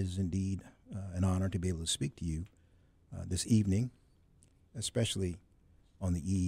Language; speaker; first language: English; native; English